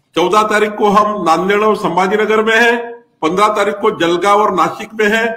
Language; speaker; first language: Hindi; non-native, local second language; Marathi